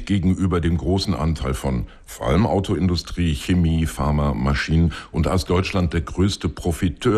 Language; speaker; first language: German; native; German